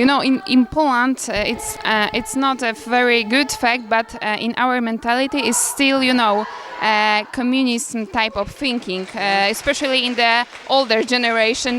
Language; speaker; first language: English; non-native, learner; Polish